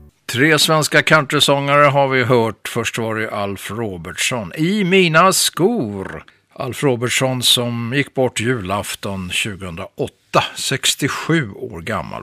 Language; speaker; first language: Swedish; native; Swedish